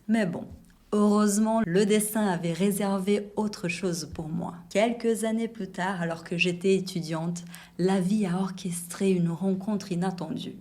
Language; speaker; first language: French; non-native, fluent; Portuguese